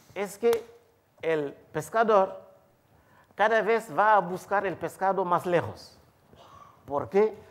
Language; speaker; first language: Spanish; non-native, fluent; Wolof